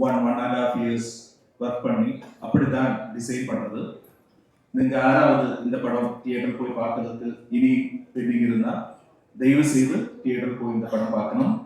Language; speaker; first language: Tamil; non-native, learner; Malayalam